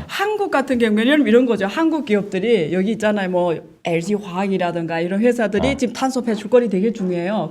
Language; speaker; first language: Korean; non-native, fluent; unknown